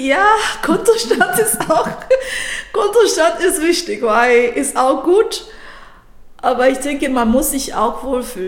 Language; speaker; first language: German; non-native, fluent; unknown